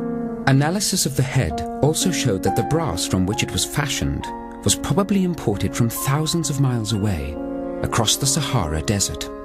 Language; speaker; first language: English; native; English